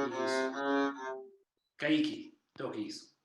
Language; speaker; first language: Portuguese; non-native, learner; English